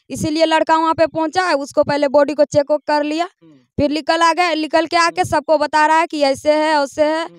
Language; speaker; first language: Hindi; native; Hindi